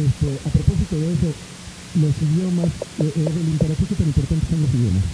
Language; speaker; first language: Spanish; native; Spanish